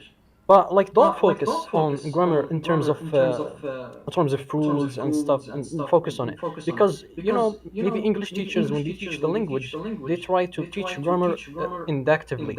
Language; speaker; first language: English; non-native, fluent; Arabic